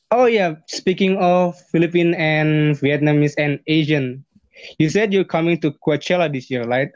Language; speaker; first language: English; non-native, fluent; Indonesian